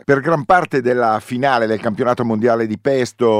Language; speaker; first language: Italian; native; Italian